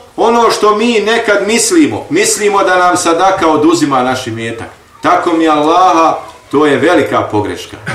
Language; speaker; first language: Bosnian; native; Bosnian